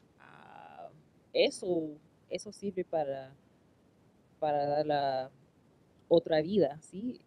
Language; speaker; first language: Spanish; non-native, learner; English